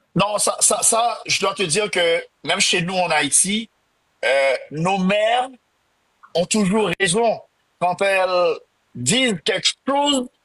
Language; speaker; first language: French; non-native, local second language; Haitian Creole